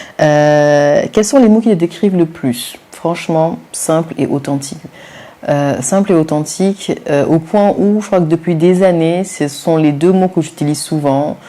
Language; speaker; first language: French; non-native, local second language; Wolof